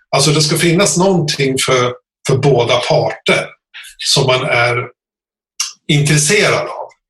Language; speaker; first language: Swedish; native; Swedish